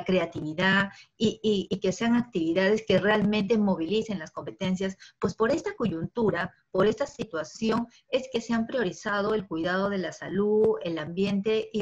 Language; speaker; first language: Spanish; native; Spanish